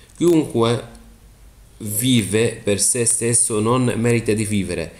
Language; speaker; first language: Italian; non-native, fluent; Arabic